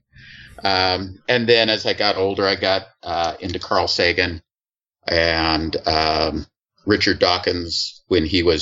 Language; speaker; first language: English; native; English